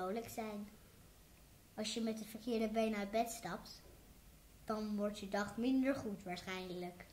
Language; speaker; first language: Dutch; native; Dutch